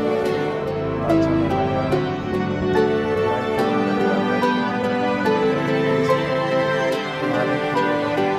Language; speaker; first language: Hindi; non-native, local second language; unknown